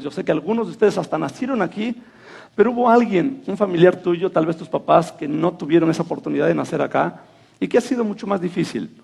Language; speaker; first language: Spanish; native; Spanish